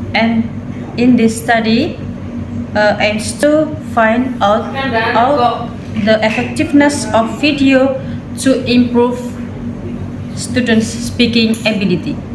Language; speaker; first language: English; non-native, learner; Indonesian